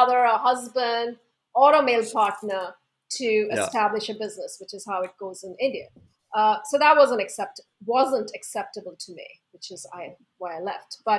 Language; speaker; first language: English; non-native, local second language; Hindi